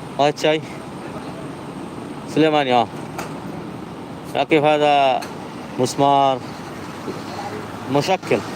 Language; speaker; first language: Arabic; non-native, learner; Bangla